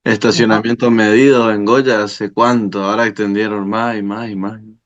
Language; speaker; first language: Spanish; native; Spanish